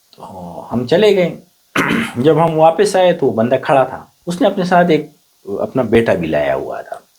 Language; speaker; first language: Urdu; non-native, local second language; Pashto